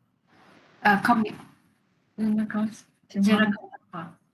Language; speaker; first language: French; non-native, learner; Vietnamese